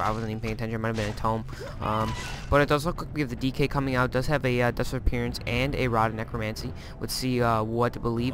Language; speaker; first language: English; native; English